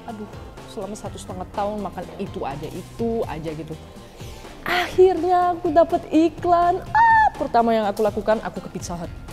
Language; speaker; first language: Indonesian; non-native, fluent; Dutch